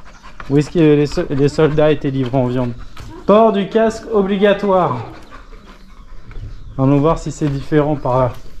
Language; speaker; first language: French; native; French